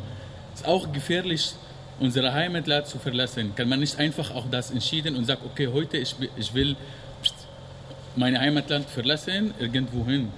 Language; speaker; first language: German; non-native, learner; Arabic